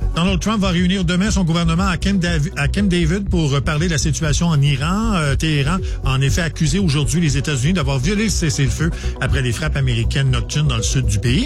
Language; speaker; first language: French; native; French